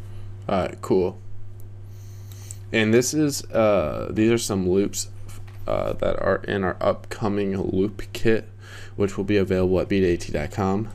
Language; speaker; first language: English; native; English